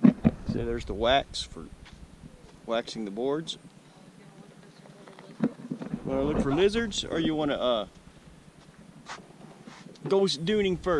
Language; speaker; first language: English; native; English